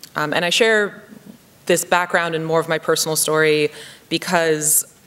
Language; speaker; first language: English; native; English